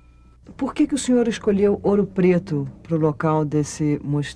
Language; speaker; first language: Portuguese; native; Portuguese